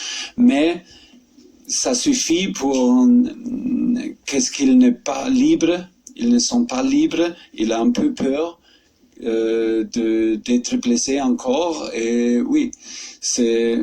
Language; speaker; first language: French; non-native, fluent; German